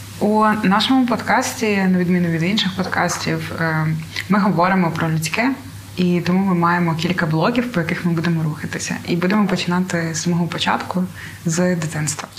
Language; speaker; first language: Ukrainian; native; Ukrainian